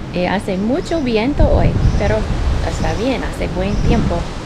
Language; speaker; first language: Spanish; non-native, learner; English